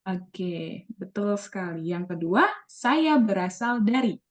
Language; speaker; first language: Indonesian; non-native, fluent; English